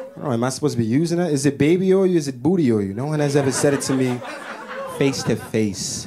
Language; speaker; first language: English; native; English